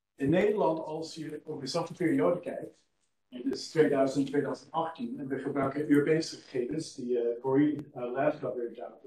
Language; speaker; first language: Dutch; non-native, fluent; English